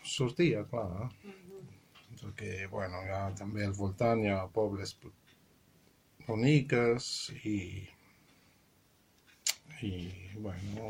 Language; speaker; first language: Catalan; non-native, fluent; Arabic